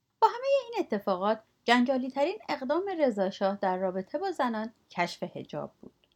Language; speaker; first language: Persian; native; Persian